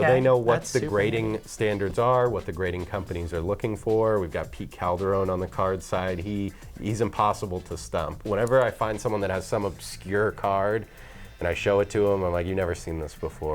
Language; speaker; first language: English; native; English